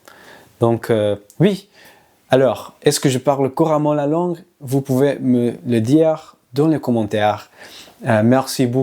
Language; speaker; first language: French; non-native, learner; English